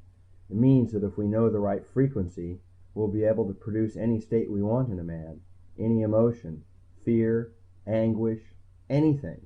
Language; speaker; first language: English; native; English